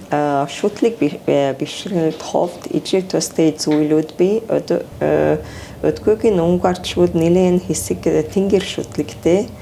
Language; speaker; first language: Mongolian; non-native, fluent; Hungarian